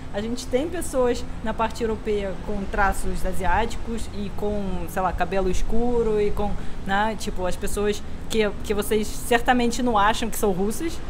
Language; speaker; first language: Portuguese; non-native, fluent; Russian